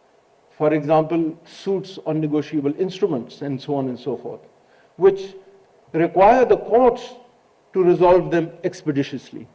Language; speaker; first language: English; non-native, local second language; Urdu